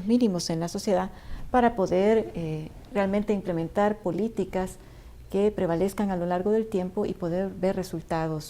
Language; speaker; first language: Spanish; native; Spanish